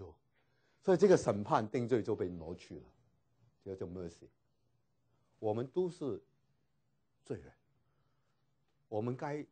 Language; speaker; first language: Chinese; native; Chinese